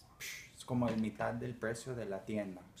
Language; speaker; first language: Spanish; early bilingual, heritage; Spanish